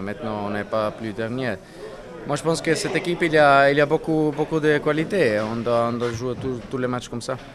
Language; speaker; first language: French; non-native, learner; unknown